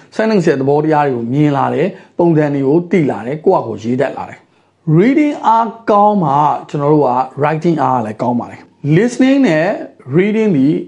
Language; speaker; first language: Burmese; native; Burmese